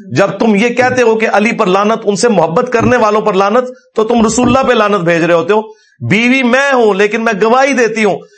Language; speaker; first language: Urdu; non-native, local second language; Punjabi